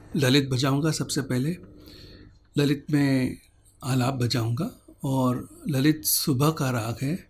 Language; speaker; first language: Hindi; native; Hindi